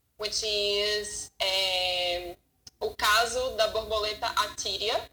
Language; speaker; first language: English; non-native, fluent; Portuguese